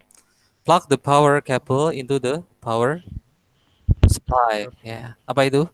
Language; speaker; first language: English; non-native, fluent; Indonesian